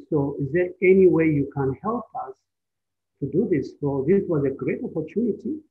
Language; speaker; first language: English; non-native, fluent; Amharic